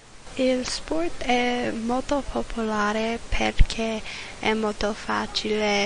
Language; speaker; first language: Italian; non-native, learner; English